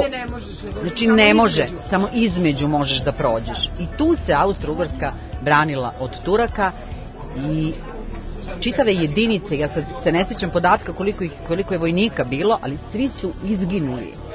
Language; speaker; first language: Serbian; native; Serbian